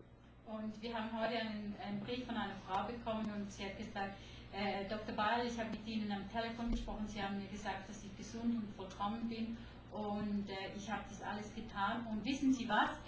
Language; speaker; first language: German; non-native, fluent; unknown